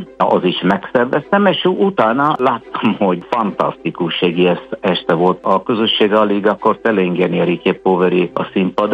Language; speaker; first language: Hungarian; non-native, fluent; Italian